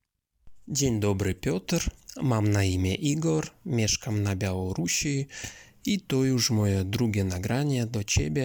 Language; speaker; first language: Polish; non-native, fluent; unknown